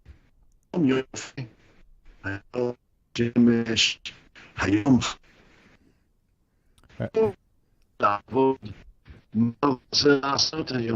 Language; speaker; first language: Hebrew; non-native, fluent; English